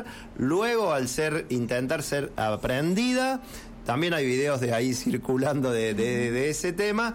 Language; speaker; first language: Spanish; native; Spanish